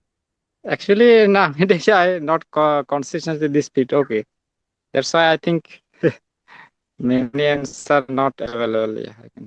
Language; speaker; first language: English; non-native, learner; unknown